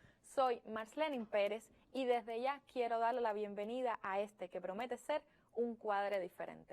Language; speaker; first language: Spanish; native; Spanish